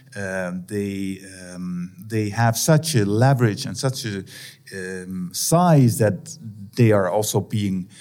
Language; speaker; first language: English; non-native, fluent; Dutch